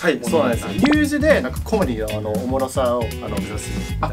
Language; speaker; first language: Japanese; non-native, fluent; English